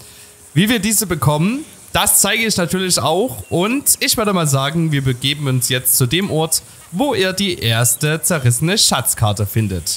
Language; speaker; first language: German; native; German